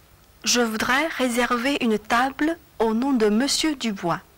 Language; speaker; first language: French; non-native, fluent; Chinese